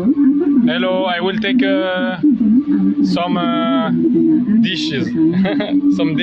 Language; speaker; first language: English; non-native, learner; French